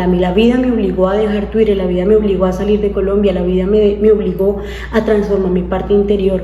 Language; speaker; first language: Spanish; native; Spanish